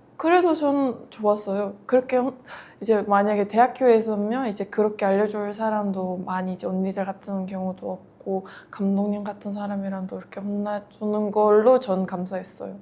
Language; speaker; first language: Korean; non-native, fluent; Mongolian